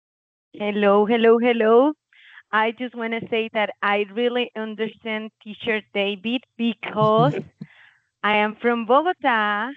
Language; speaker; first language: English; non-native, learner; Spanish